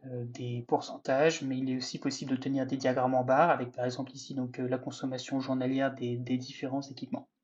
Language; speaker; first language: French; native; French